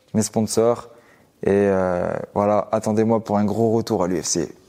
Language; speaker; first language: French; native; French